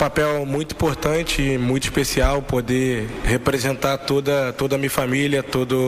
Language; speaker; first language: Spanish; non-native, learner; Portuguese